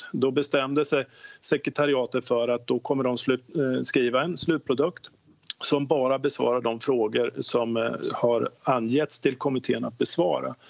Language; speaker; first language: Swedish; native; Swedish